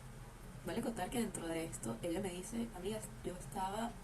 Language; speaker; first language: Spanish; native; Spanish